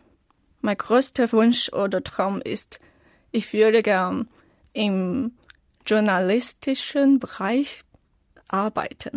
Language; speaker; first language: German; non-native, learner; Chinese